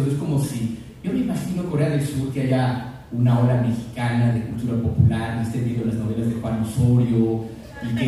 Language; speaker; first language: Spanish; native; Spanish